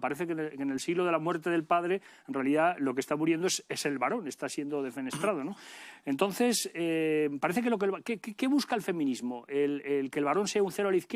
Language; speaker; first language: Spanish; native; Spanish